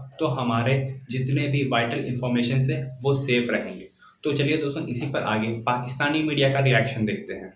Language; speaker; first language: Hindi; native; Hindi